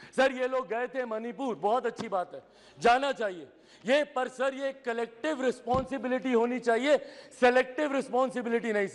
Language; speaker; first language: Hindi; native; Hindi